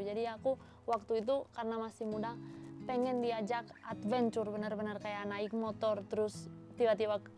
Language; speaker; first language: Indonesian; non-native, fluent; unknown